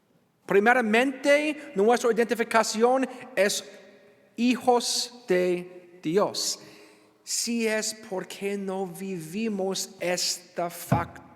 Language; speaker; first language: Spanish; non-native, learner; English